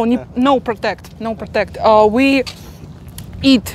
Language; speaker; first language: English; non-native, learner; Russian